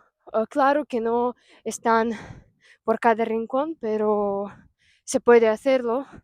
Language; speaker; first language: Spanish; non-native, fluent; Russian